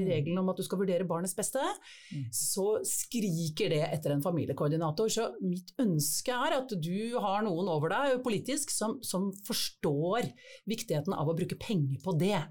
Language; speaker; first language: Norwegian; native; Norwegian